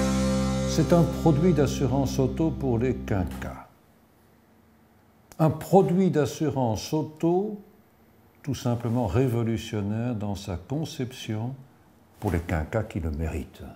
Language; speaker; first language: French; native; French